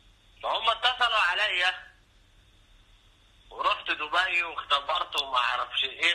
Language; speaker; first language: Arabic; native; Arabic